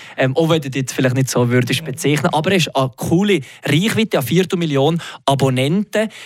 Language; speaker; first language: German; native; German